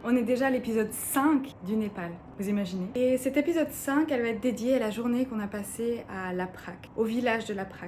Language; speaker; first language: French; native; French